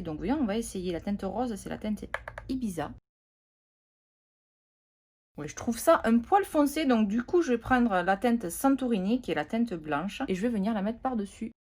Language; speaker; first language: French; native; French